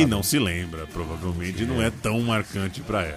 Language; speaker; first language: Portuguese; native; Portuguese